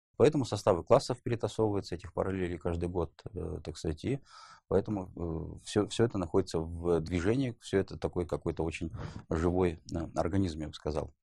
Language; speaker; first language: Russian; native; Russian